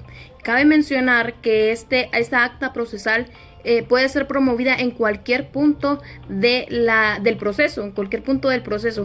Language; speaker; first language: Spanish; native; Spanish